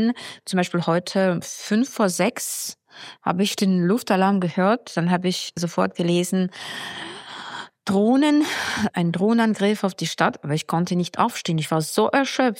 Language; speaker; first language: German; non-native, fluent; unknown